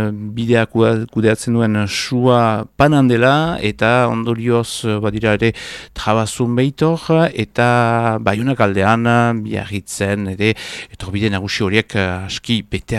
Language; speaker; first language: Basque; native; Basque